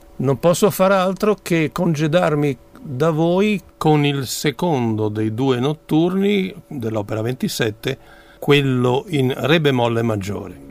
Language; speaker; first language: Italian; native; Italian